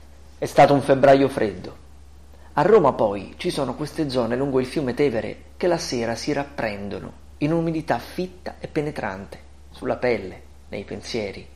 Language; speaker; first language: Italian; native; Italian